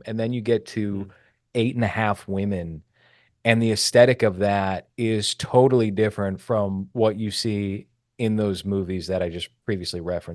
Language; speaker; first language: English; native; English